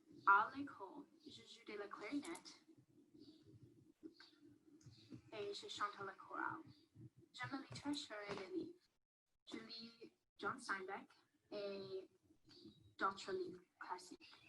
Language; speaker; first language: French; non-native, learner; English